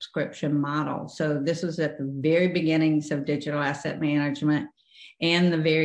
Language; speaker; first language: English; native; English